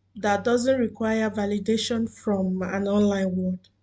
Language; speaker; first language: English; non-native, local second language; Yoruba